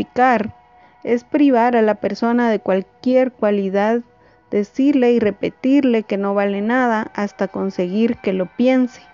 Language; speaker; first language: Spanish; native; Spanish